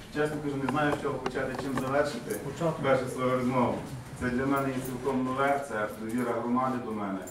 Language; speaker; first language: Ukrainian; native; Ukrainian